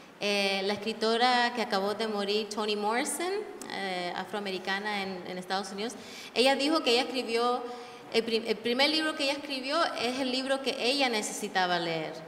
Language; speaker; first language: Spanish; early bilingual, heritage; Spanish